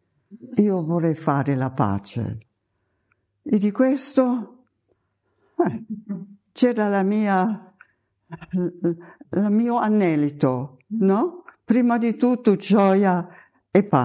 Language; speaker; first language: Italian; non-native, fluent; German